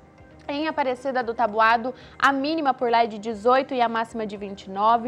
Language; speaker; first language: Portuguese; native; Portuguese